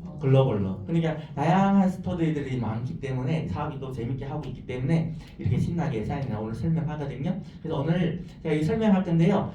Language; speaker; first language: Korean; non-native, fluent; Chinese